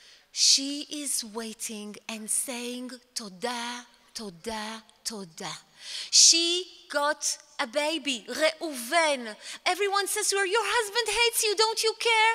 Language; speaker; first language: English; non-native, fluent; Hebrew